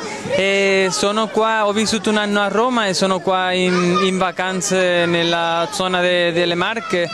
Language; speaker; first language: Italian; non-native, fluent; Spanish